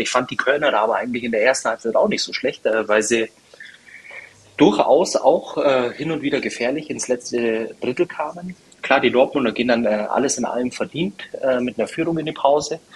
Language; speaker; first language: German; native; German